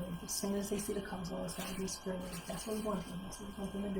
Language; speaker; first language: English; native; English